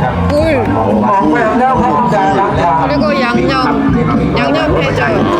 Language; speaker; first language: Korean; non-native, learner; Thai